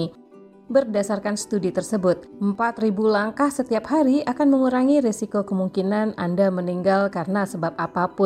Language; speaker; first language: Indonesian; native; Indonesian